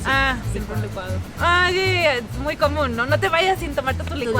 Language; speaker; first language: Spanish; early bilingual, heritage; Spanish